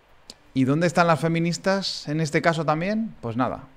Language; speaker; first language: Spanish; native; Spanish